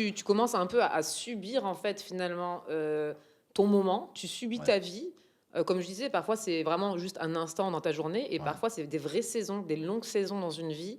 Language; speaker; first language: French; native; French